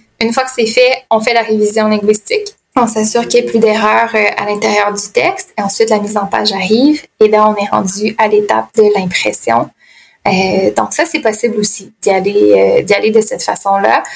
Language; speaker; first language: French; native; French